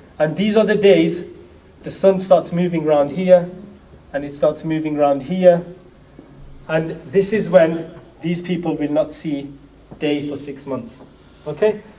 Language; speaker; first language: English; early bilingual, other home language; Urdu